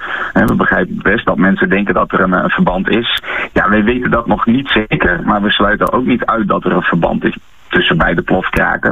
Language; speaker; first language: Dutch; native; Dutch